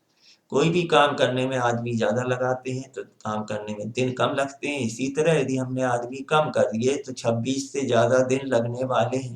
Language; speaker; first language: Hindi; native; Hindi